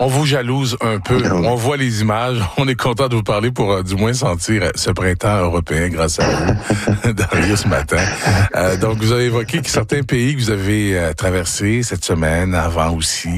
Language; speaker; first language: French; native; French